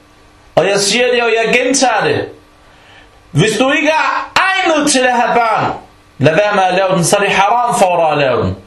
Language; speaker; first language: Danish; non-native, fluent; Arabic